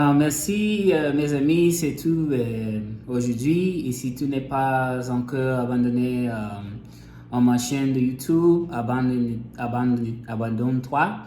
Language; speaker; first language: French; non-native, learner; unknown